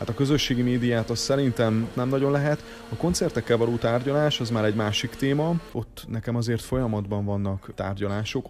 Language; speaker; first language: Hungarian; native; Hungarian